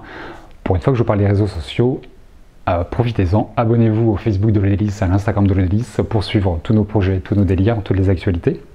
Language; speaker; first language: French; native; French